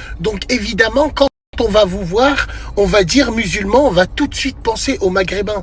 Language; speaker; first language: French; native; French